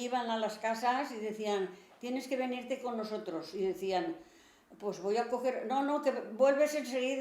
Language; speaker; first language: Spanish; native; Spanish